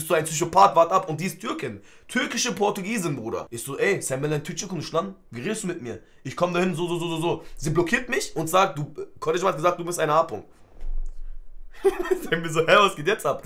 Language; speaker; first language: German; early bilingual, other home language; Turkish